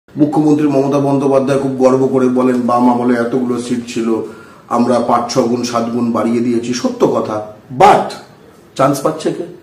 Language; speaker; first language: Bangla; native; Bangla